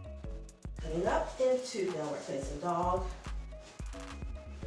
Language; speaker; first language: English; native; English